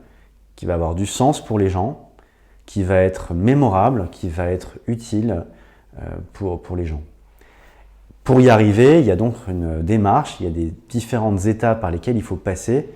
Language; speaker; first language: French; native; French